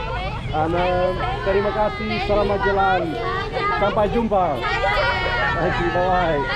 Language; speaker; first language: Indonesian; non-native, learner; Polish